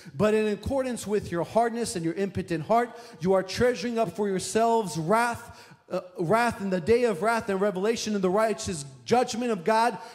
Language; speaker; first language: English; early bilingual, other home language; Romanian